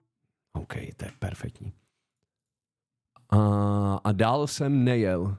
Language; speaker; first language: Czech; native; Czech